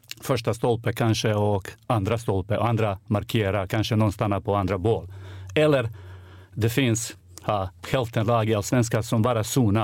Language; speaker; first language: Swedish; non-native, fluent; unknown